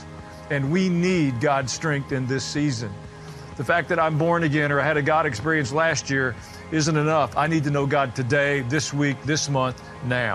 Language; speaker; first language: English; native; English